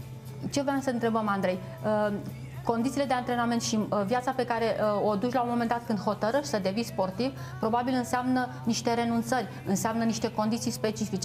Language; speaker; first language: Romanian; native; Romanian